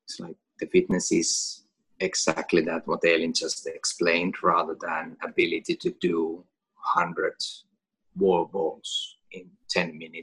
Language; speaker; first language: English; non-native, fluent; Finnish